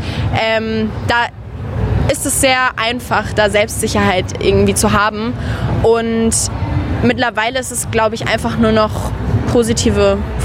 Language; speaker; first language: German; native; German